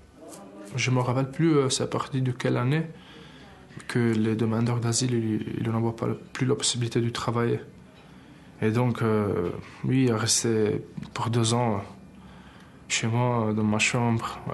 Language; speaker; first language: French; early bilingual, other home language; Albanian